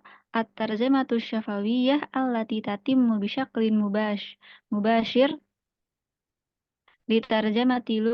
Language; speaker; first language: Arabic; non-native, learner; Indonesian